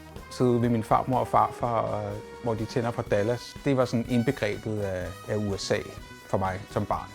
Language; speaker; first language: Danish; native; Danish